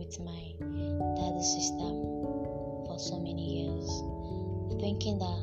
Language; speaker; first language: English; non-native, local second language; Igbo